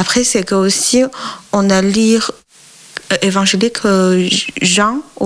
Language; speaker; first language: French; non-native, learner; Chinese